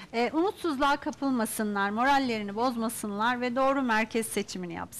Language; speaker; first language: Turkish; native; Turkish